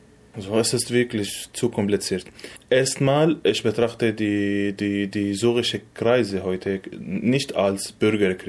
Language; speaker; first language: German; non-native, fluent; Arabic